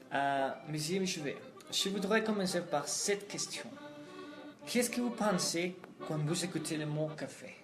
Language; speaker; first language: French; non-native, learner; Spanish